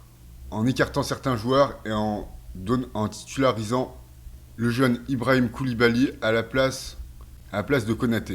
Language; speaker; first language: French; native; French